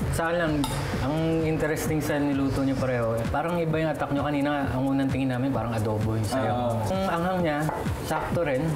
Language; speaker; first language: Filipino; non-native, local second language; Pampanga